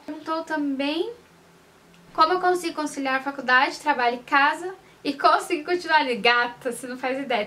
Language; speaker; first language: Portuguese; native; Portuguese